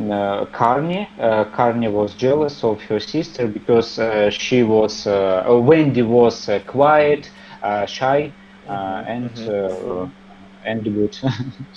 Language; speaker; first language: English; non-native, learner; Russian